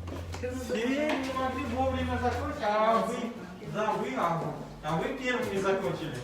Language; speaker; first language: Russian; non-native, local second language; Kazakh